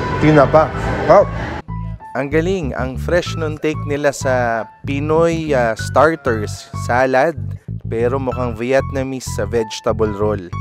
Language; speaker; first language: Filipino; native; Filipino